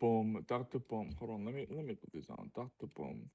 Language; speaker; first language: French; non-native, learner; Russian